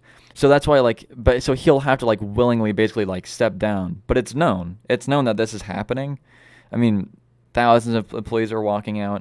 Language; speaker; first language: English; native; English